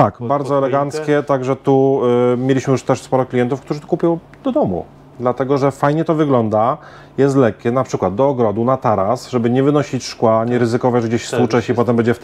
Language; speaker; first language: Polish; native; Polish